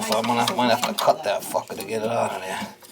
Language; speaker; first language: English; native; English